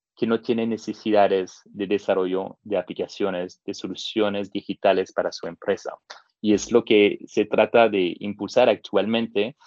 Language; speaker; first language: Spanish; non-native, fluent; French